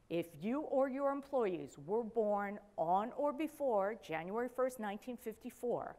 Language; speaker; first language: English; native; English